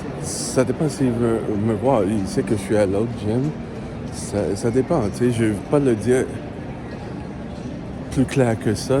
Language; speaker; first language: French; native; French